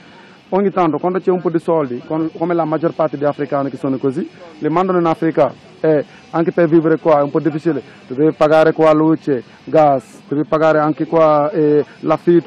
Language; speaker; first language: Italian; non-native, local second language; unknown